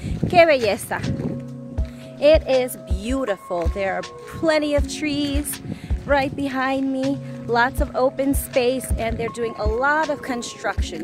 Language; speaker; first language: English; early bilingual, other home language; Spanish